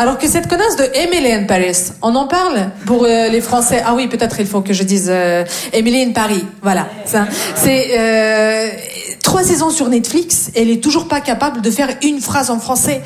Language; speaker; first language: French; non-native, fluent; Russian